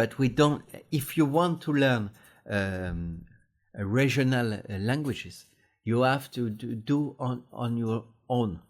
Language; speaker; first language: English; non-native, learner; French